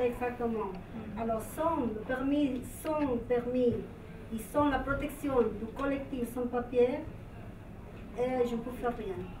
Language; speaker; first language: French; non-native, learner; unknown